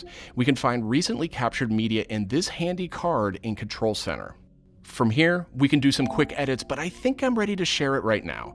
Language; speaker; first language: English; native; English